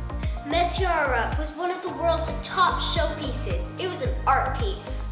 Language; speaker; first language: English; native; English